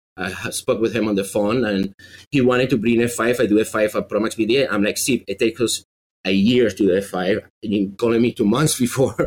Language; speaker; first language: English; non-native, fluent; Spanish